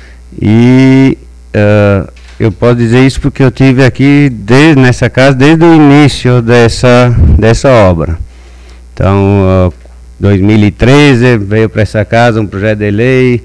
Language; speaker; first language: Portuguese; native; Portuguese